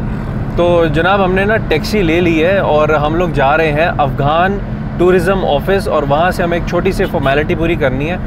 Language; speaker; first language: Hindi; native; Hindi